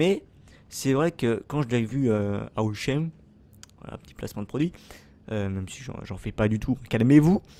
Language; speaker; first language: French; native; French